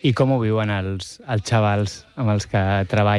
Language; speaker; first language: Catalan; native; Catalan